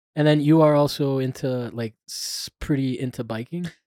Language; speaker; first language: English; native; English